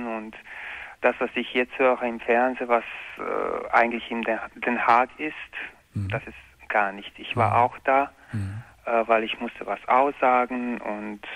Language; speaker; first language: German; non-native, learner; Croatian